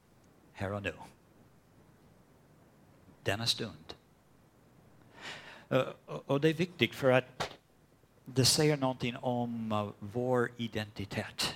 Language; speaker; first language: Swedish; non-native, fluent; English